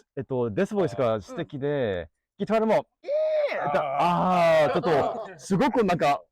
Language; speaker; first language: Japanese; non-native, learner; English